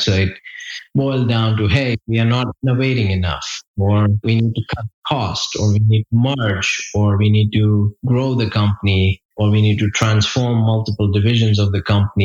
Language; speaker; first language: English; non-native, local second language; Gujarati